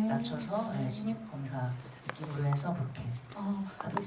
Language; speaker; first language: Korean; native; Korean